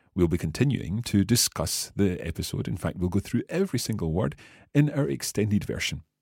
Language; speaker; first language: English; native; English